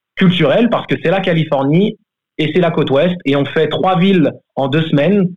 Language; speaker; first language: French; native; French